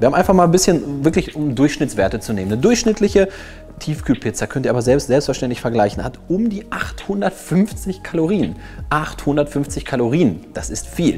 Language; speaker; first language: German; native; German